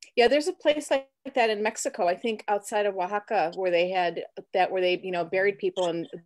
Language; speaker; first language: English; native; English